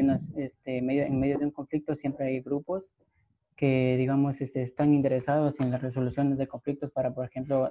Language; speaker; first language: Spanish; native; Spanish